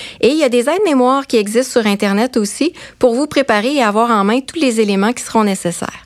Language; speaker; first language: French; native; French